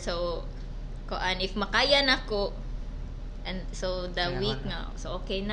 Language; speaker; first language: English; non-native, local second language; Cebuano